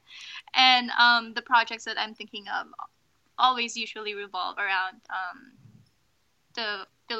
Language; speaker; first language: English; non-native, local second language; Filipino